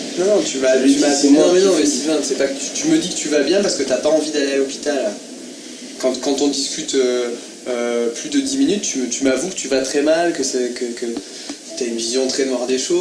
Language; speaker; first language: French; native; French